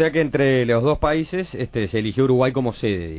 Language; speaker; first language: Spanish; native; Spanish